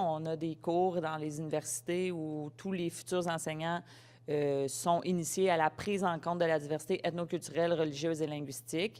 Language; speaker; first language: French; native; French